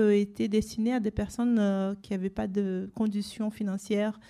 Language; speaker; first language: French; non-native, fluent; Portuguese